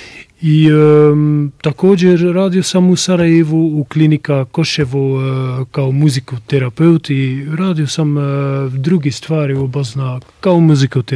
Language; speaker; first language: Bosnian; non-native, learner; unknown